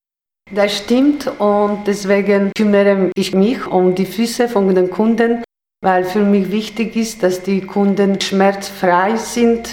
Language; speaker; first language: German; non-native, learner; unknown